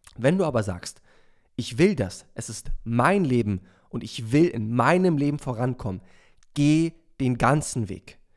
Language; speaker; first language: German; native; German